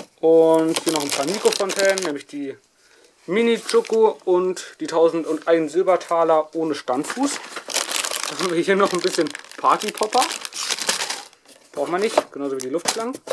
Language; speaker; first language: German; native; German